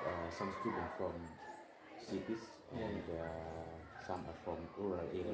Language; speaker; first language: English; non-native, learner; Indonesian